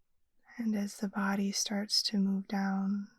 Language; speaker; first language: English; native; English